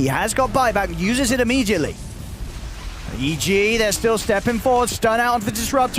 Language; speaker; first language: English; native; English